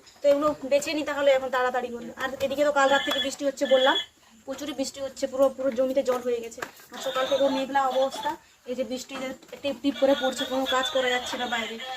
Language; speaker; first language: Bangla; native; Bangla